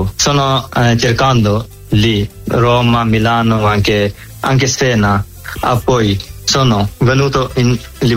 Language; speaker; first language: Italian; non-native, learner; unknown